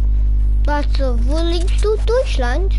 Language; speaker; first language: German; non-native, learner; English